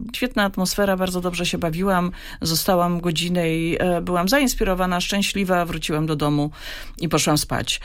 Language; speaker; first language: Polish; native; Polish